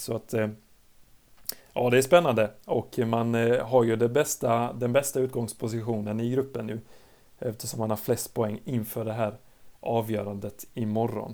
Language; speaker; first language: Swedish; native; Swedish